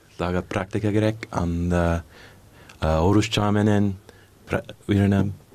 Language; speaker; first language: Kyrgyz; non-native, learner; English